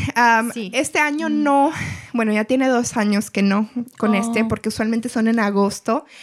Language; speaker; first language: Spanish; early bilingual, heritage; Spanish